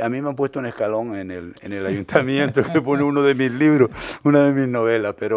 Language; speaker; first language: Spanish; native; Spanish